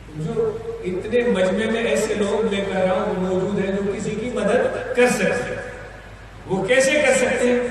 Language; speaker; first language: Urdu; non-native, local second language; Sindhi